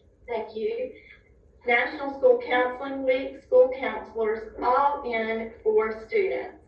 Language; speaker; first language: English; native; English